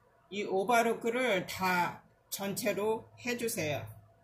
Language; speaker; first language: Korean; native; Korean